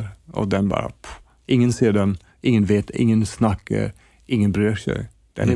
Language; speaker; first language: Swedish; non-native, fluent; English